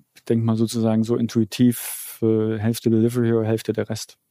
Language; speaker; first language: German; early bilingual, other home language; Polish